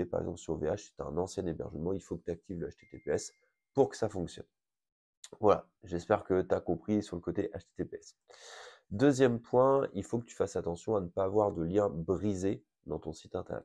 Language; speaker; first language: French; native; French